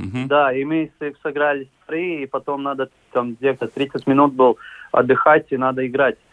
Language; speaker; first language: Russian; non-native, local second language; Latvian